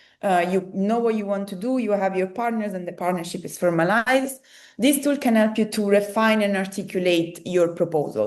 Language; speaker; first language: English; non-native, fluent; Italian